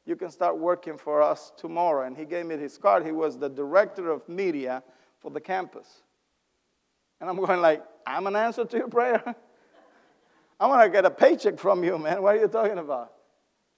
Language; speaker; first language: English; non-native, fluent; Spanish